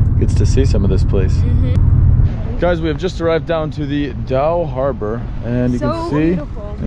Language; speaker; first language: English; native; English